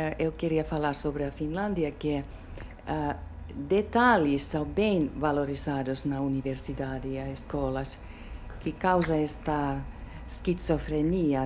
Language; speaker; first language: Portuguese; non-native, learner; Finnish